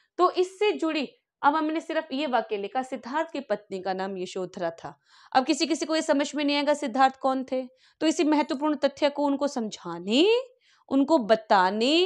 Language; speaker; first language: Hindi; native; Hindi